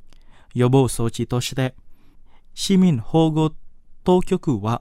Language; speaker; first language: Japanese; non-native, fluent; Indonesian